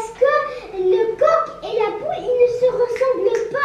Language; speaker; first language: French; non-native, local second language; Arabic